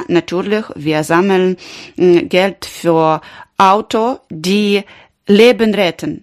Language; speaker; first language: German; non-native, learner; Ukrainian